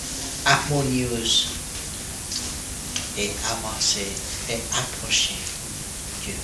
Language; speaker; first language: French; non-native, learner; Vietnamese